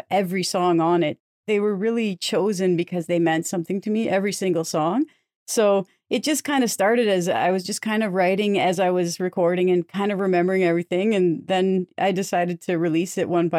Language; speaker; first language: English; native; English